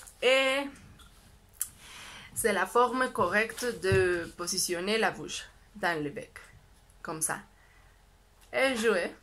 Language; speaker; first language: French; non-native, learner; Spanish